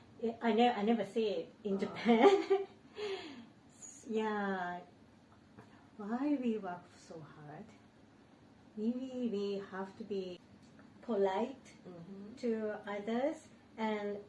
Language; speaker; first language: English; non-native, learner; Japanese